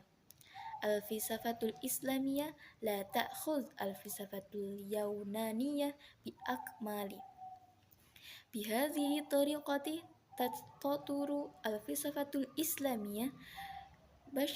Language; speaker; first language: Arabic; non-native, learner; Indonesian